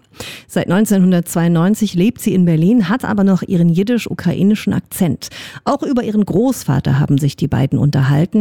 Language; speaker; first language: German; native; German